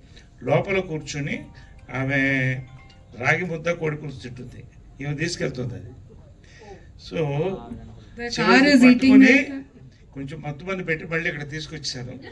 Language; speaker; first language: Telugu; native; Telugu